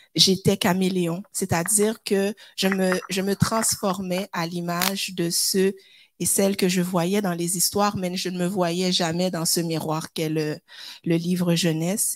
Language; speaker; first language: French; native; French